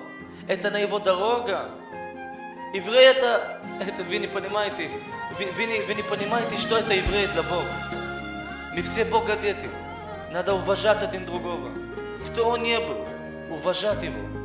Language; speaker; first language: Russian; early bilingual, heritage; Russian